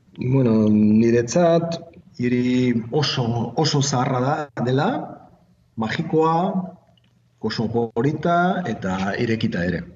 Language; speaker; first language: Basque; non-native, fluent; Czech